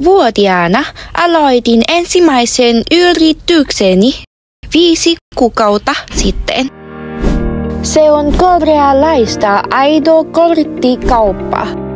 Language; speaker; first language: Finnish; non-native, learner; Vietnamese